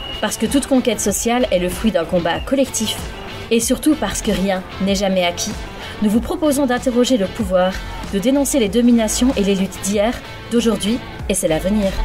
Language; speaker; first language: French; native; French